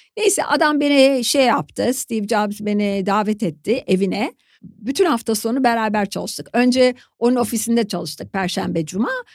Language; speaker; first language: Turkish; native; Turkish